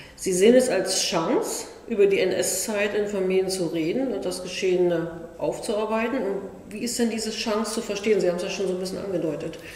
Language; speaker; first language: German; native; German